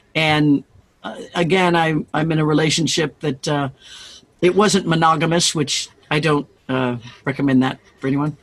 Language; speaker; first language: English; native; English